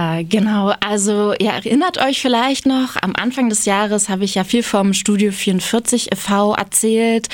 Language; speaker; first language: German; native; German